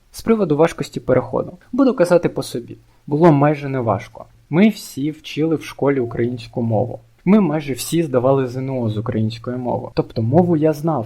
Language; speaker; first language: Ukrainian; non-native, local second language; Russian